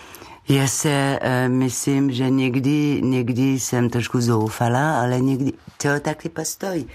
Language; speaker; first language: Czech; non-native, fluent; French